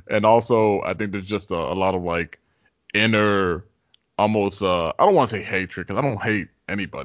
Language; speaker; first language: English; native; English